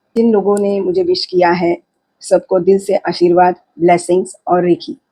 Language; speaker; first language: Hindi; non-native, local second language; Marathi